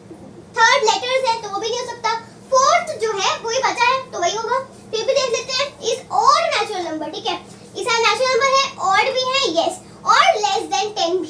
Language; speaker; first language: Hindi; native; Hindi